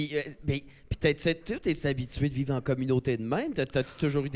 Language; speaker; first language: French; native; French